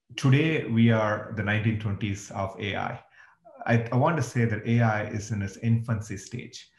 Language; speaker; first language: English; non-native, local second language; Tamil